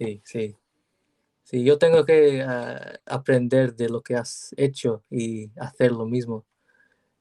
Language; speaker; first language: Spanish; non-native, learner; English